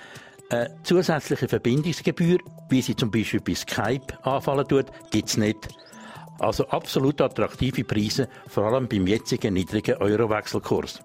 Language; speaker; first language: German; non-native, local second language; Swiss German